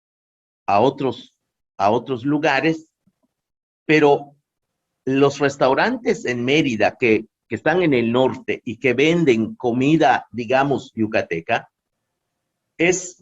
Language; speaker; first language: Spanish; non-native, local second language; Yucateco